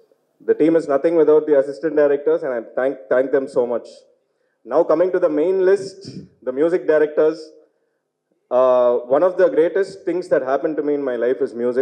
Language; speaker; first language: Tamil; native; Tamil